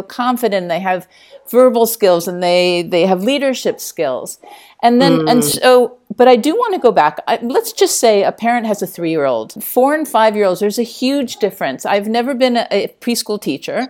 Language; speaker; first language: English; native; English